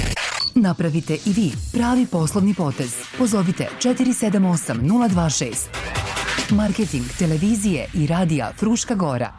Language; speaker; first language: Serbian; native; Serbian